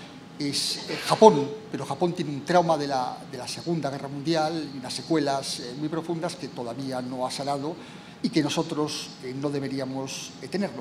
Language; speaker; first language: Spanish; native; Spanish